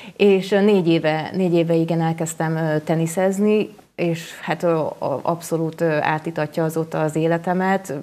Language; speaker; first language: Hungarian; native; Hungarian